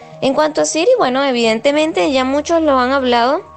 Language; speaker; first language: Spanish; native; Spanish